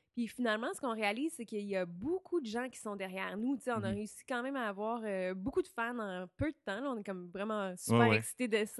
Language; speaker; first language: French; native; French